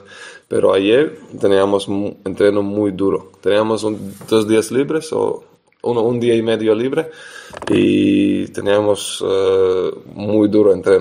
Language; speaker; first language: Spanish; non-native, fluent; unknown